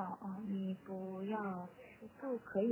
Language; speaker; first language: Chinese; non-native, learner; Korean